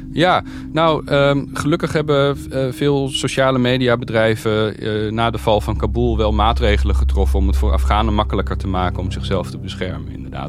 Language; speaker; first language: Dutch; native; Dutch